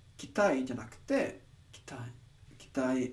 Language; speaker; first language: Japanese; non-native, learner; English